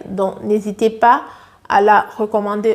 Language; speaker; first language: French; native; French